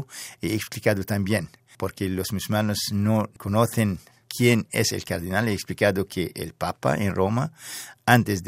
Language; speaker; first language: Spanish; non-native, fluent; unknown